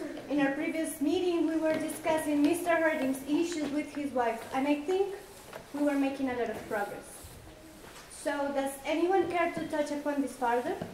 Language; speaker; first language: English; non-native, fluent; Spanish